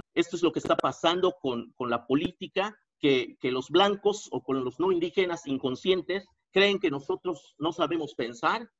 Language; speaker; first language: Spanish; native; Spanish